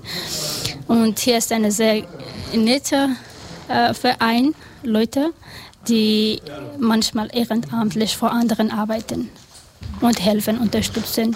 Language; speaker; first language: German; non-native, learner; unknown